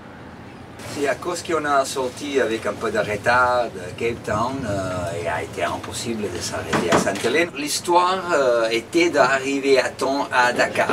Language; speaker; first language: French; non-native, fluent; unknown